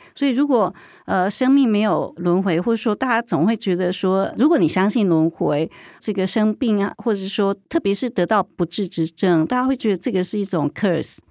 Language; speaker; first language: Chinese; native; Chinese